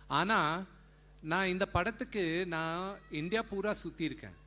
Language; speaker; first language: Tamil; non-native, local second language; Telugu